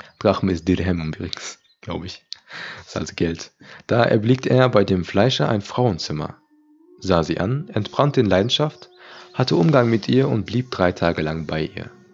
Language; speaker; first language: German; early bilingual, other home language; Turkish